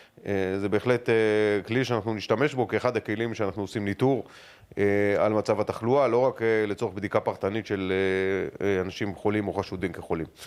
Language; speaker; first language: Hebrew; native; Hebrew